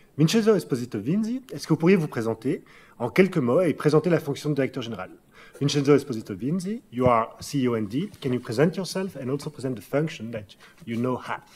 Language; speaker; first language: French; native; French